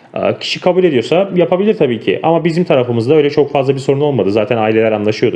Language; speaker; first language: Turkish; native; Turkish